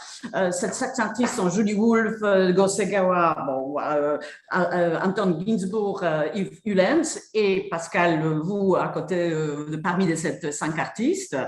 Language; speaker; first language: French; non-native, fluent; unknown